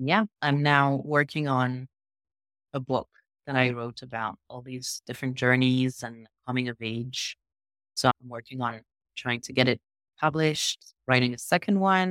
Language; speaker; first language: English; non-native, fluent; French